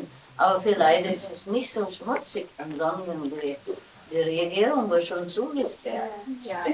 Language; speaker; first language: German; non-native, learner; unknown